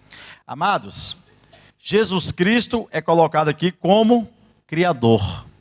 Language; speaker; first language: Portuguese; native; Portuguese